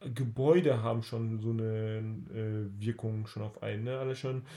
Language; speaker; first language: German; native; German